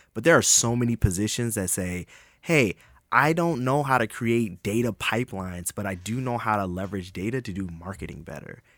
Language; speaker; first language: English; native; English